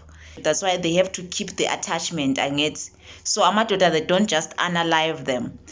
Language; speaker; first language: English; non-native, local second language; Zulu